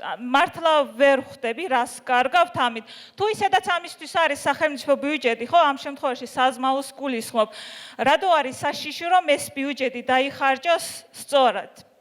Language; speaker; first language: Georgian; non-native, local second language; Azerbaijani